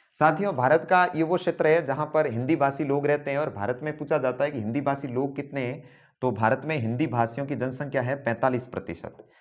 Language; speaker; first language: Hindi; native; Hindi